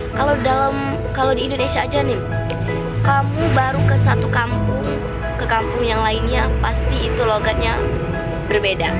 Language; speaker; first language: Indonesian; native; Indonesian